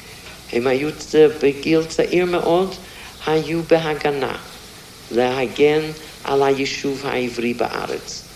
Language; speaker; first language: Hebrew; non-native, fluent; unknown